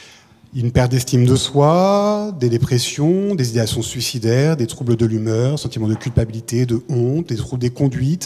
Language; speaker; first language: French; native; French